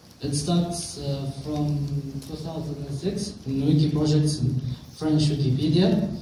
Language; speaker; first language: English; non-native, local second language; Arabic